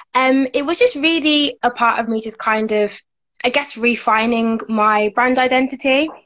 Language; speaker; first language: English; native; English